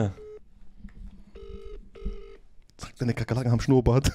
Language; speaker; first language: German; native; German